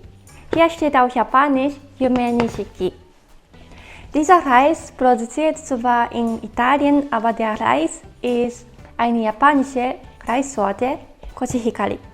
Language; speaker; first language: German; non-native, fluent; Japanese